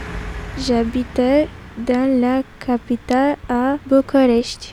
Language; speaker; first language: French; non-native, learner; Romanian